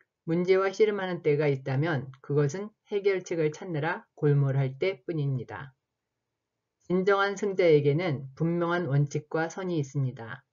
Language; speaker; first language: Korean; native; Korean